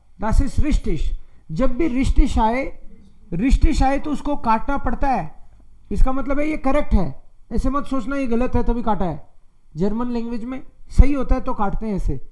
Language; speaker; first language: Hindi; native; Hindi